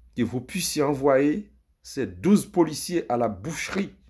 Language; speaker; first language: French; native; French